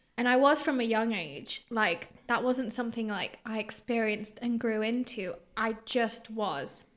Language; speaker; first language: English; early bilingual, other home language; Greek